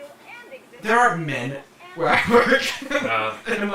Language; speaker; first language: English; native; English